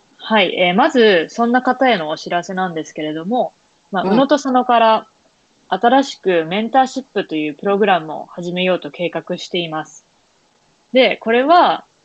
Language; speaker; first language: Japanese; native; Japanese